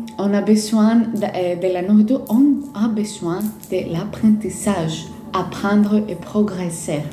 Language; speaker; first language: French; non-native, fluent; Greek